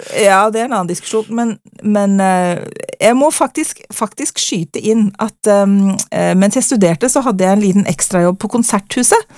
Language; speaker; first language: Norwegian; native; Norwegian